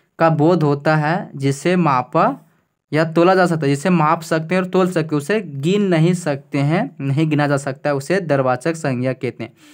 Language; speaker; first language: Hindi; native; Hindi